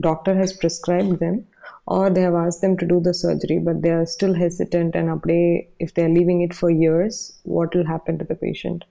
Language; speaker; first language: English; non-native, local second language; Tamil